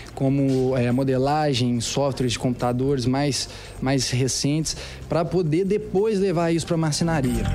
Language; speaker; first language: Portuguese; native; Portuguese